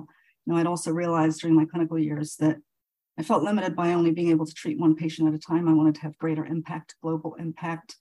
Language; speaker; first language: English; native; English